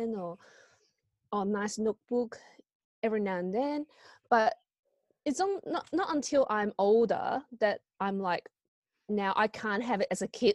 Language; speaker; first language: English; non-native, local second language; Cantonese